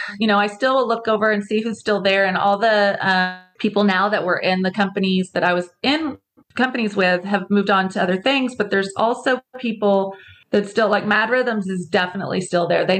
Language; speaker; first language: English; native; English